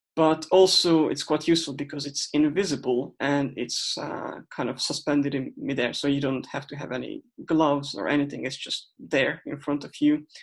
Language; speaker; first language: English; non-native, fluent; Hungarian